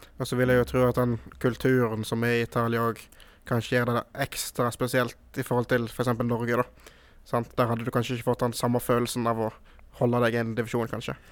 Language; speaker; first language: Norwegian; native; Norwegian